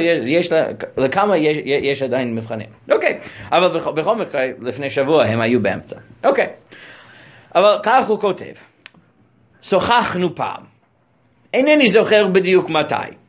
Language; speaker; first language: Hebrew; non-native, fluent; English